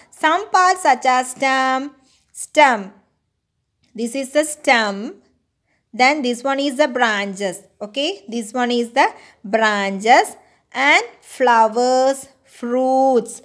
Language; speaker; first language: English; non-native, local second language; Malayalam